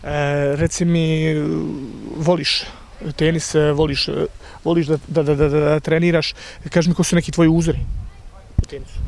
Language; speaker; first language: Serbian; native; Serbian